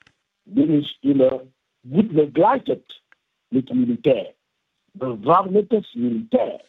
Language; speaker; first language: German; non-native, fluent; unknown